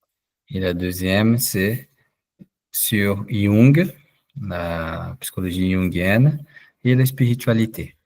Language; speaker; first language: French; non-native, fluent; Portuguese